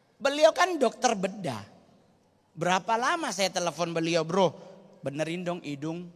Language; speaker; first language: Indonesian; native; Indonesian